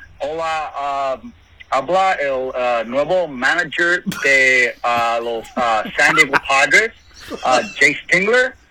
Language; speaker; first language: Spanish; early bilingual, heritage; Spanish